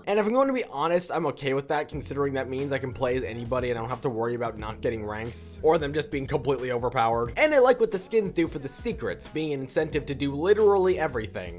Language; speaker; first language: English; native; English